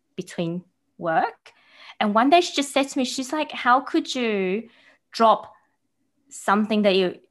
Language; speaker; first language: English; early bilingual, other home language; Chinese